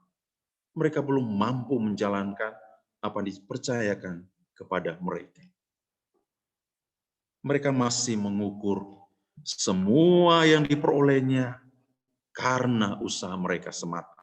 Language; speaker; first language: Indonesian; native; Indonesian